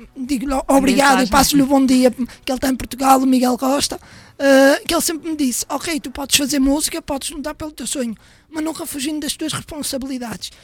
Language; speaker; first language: Portuguese; native; Portuguese